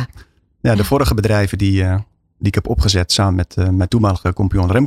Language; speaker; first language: Dutch; native; Dutch